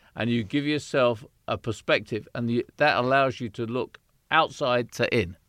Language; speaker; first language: English; native; English